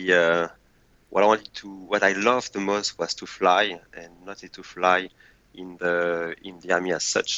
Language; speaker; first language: English; non-native, fluent; French